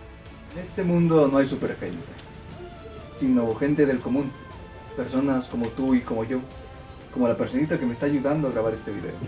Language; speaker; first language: Spanish; native; Spanish